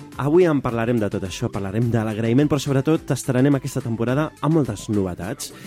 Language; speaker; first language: Catalan; early bilingual, other home language; Arabic